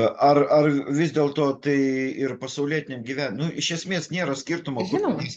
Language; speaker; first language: Lithuanian; native; Lithuanian